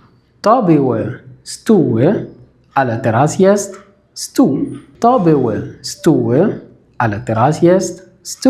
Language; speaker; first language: Polish; non-native, fluent; Arabic